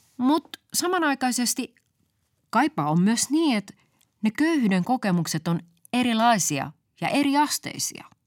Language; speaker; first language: Finnish; native; Finnish